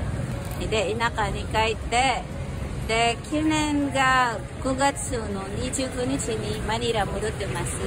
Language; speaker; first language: Japanese; non-native, learner; Filipino